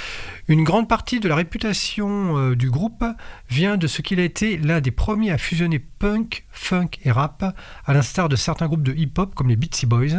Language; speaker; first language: French; native; French